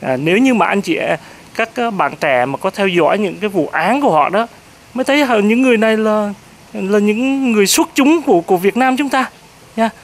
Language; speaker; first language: Vietnamese; native; Vietnamese